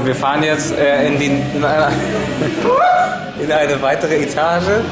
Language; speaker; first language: German; native; German